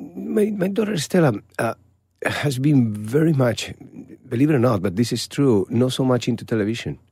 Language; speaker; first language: English; non-native, fluent; Spanish